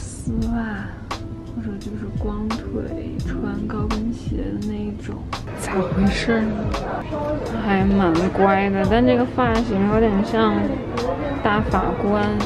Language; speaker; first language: Chinese; native; Chinese